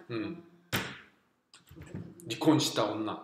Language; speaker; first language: Japanese; non-native, fluent; Korean